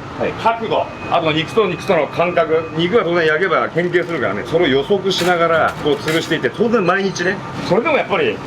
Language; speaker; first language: Japanese; native; Japanese